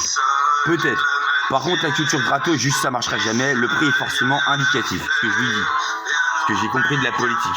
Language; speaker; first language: French; native; French